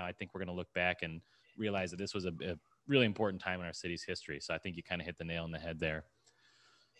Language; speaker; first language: English; native; English